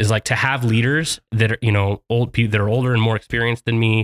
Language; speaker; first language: English; native; English